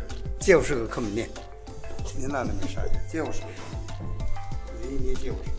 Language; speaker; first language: Russian; non-native, learner; Chinese